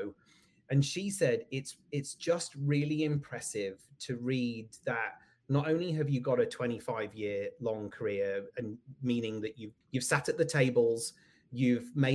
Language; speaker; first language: English; native; English